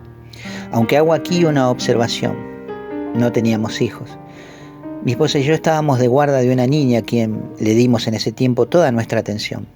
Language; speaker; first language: Spanish; native; Spanish